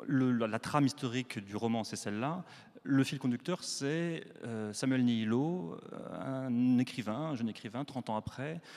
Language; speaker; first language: French; native; French